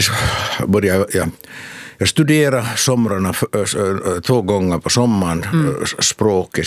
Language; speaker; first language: Swedish; non-native, local second language; Finnish